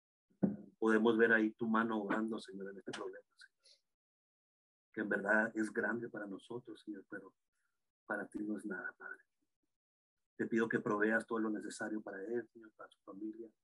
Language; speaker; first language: Spanish; native; Spanish